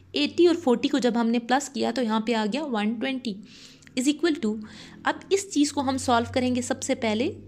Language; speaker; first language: Urdu; non-native, local second language; Punjabi